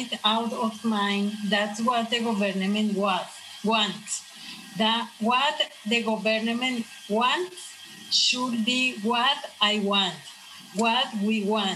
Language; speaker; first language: English; non-native, fluent; Spanish